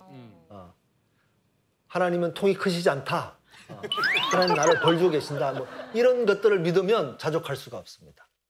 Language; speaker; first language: Korean; native; Korean